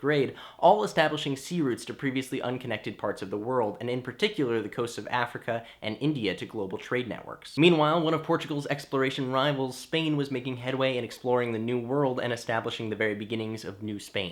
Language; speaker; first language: English; native; English